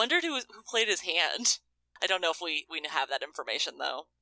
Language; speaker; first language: English; native; English